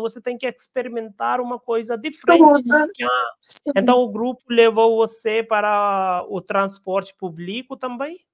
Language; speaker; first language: Portuguese; non-native, learner; Hindi